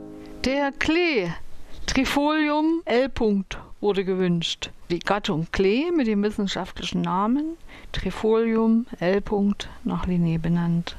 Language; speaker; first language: German; native; German